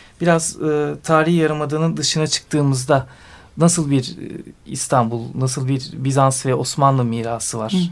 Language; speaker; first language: Turkish; native; Turkish